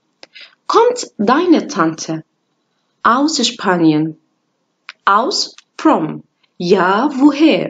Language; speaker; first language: German; non-native, fluent; Arabic